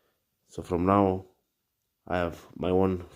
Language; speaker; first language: English; non-native, learner; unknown